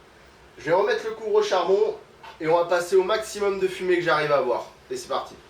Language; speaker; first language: French; native; French